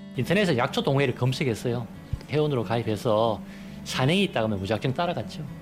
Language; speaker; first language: Korean; native; Korean